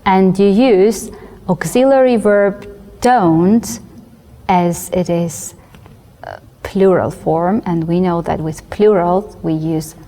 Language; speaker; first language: English; non-native, fluent; Georgian